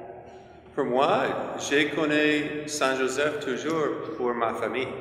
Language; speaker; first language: French; non-native, fluent; English